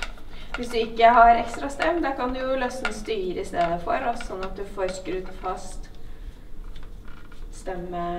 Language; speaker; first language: Norwegian; native; Norwegian